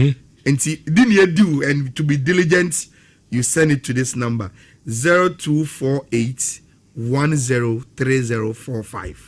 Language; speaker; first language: English; non-native, local second language; Akan